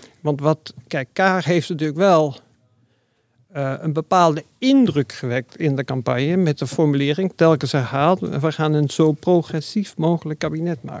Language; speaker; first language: Dutch; native; Dutch